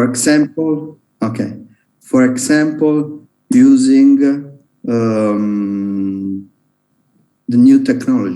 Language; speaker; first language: English; non-native, learner; Italian